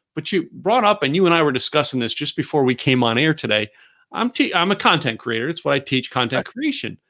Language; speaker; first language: English; native; English